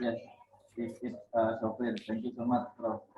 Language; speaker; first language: English; non-native, local second language; Indonesian